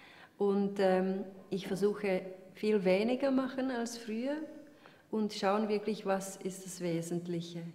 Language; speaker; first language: German; early bilingual, heritage; Czech